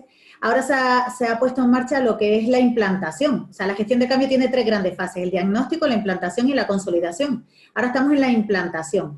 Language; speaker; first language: Spanish; native; Spanish